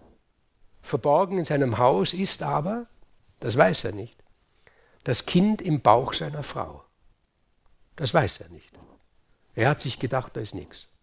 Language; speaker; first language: German; native; German